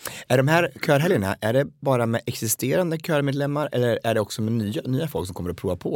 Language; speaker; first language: Swedish; native; Swedish